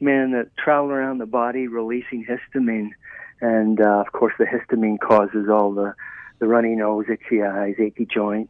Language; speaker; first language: English; native; English